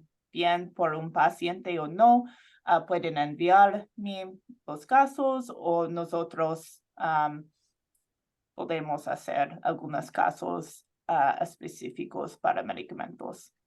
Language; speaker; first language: Spanish; non-native, fluent; English